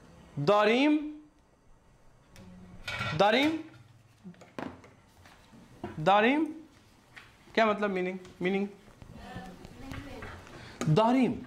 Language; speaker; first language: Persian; non-native, fluent; Urdu